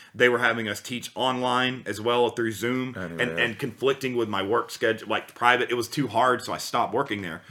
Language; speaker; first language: English; native; English